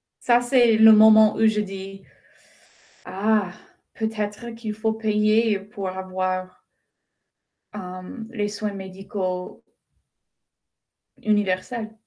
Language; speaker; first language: French; non-native, fluent; English